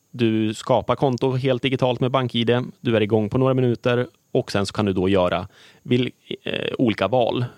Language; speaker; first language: Swedish; native; Swedish